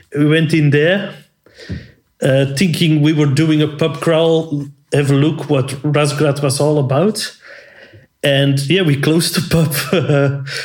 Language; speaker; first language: English; non-native, fluent; Dutch